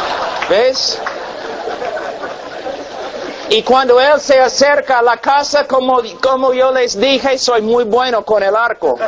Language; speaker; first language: Spanish; non-native, fluent; English